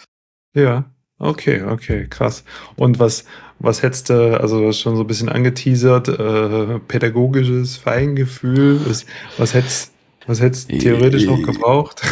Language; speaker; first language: German; native; German